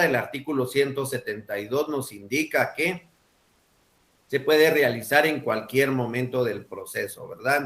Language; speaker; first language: Spanish; native; Spanish